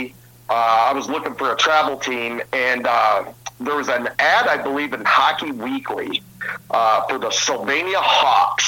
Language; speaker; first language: English; native; English